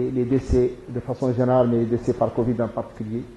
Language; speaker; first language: French; non-native, local second language; Arabic